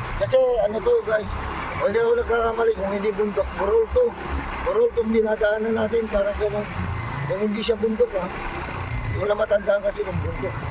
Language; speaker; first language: Filipino; non-native, local second language; Iloko